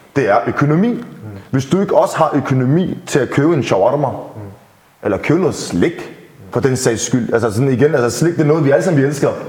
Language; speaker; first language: Danish; native; Danish